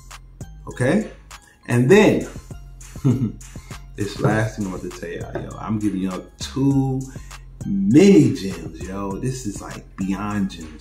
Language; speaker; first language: English; native; English